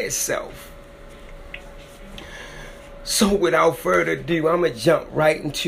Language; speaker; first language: English; native; English